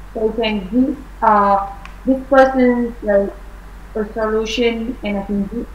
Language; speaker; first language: English; non-native, fluent; Vietnamese